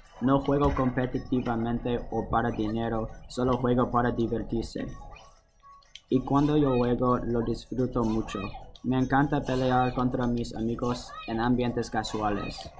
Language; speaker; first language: Spanish; non-native, learner; English